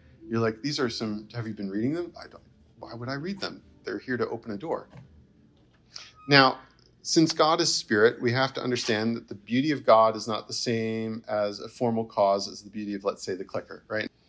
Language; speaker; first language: English; native; English